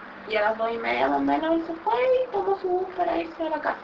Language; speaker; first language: Spanish; native; Spanish